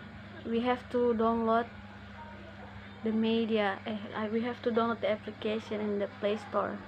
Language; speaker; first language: English; non-native, learner; Indonesian